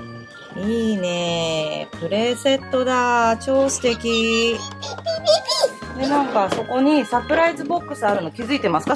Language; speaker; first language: Japanese; native; Japanese